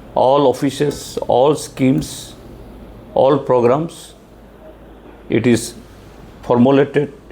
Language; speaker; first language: English; non-native, local second language; Bangla